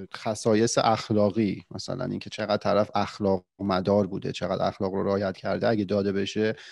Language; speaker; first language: Persian; native; Persian